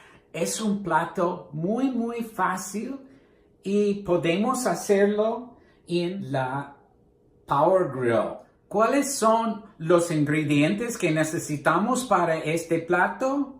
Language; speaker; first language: Spanish; non-native, learner; English